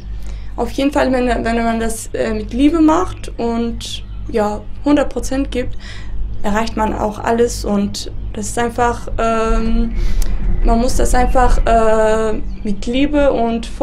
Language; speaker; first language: German; non-native, fluent; Armenian